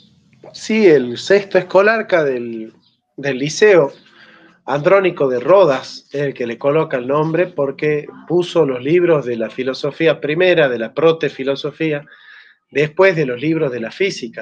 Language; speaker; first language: Spanish; native; Spanish